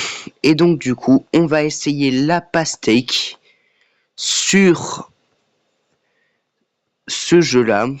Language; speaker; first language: French; native; French